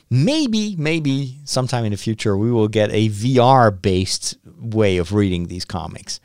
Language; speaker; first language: English; non-native, fluent; Dutch